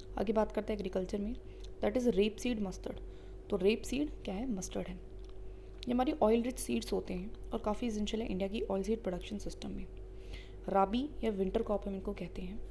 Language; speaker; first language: Hindi; native; Hindi